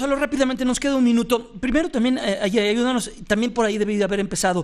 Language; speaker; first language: Spanish; native; Spanish